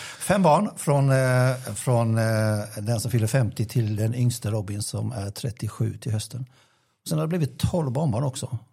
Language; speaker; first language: Swedish; native; Swedish